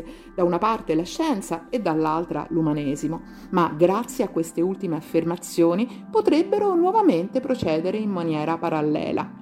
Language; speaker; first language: Italian; native; Italian